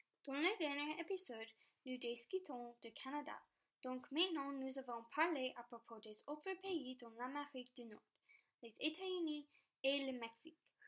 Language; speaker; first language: French; non-native, local second language; English